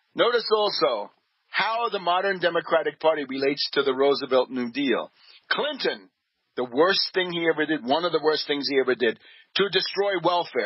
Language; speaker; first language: English; native; English